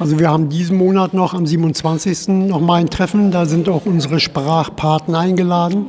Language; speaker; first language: German; native; German